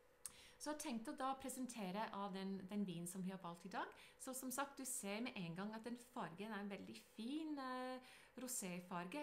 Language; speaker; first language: Norwegian; non-native, fluent; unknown